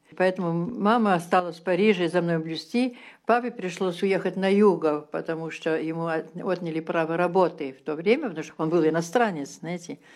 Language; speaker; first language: Russian; early bilingual, heritage; Russian